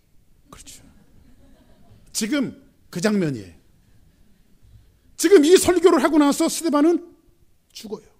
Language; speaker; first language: Korean; native; Korean